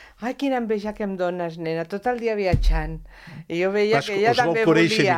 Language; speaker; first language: Catalan; non-native, local second language; Spanish